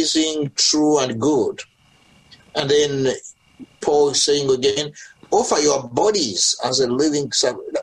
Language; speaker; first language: English; non-native, local second language; Ganda